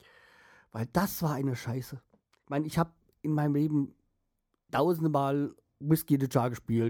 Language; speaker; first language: German; native; German